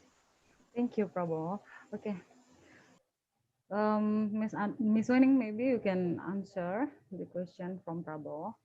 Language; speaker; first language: English; non-native, fluent; Indonesian